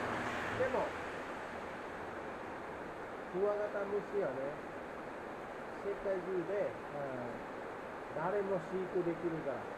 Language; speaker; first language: Japanese; non-native, fluent; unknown